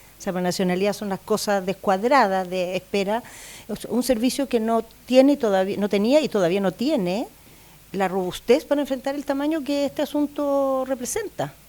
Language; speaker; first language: Spanish; native; Spanish